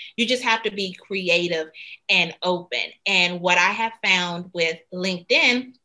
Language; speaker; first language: English; native; English